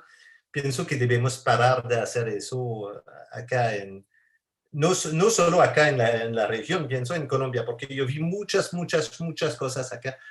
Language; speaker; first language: Spanish; non-native, fluent; French